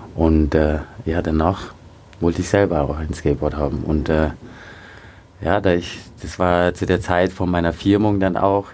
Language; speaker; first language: German; early bilingual, other home language; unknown